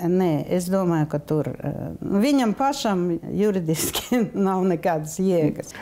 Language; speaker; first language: Latvian; non-native, local second language; Russian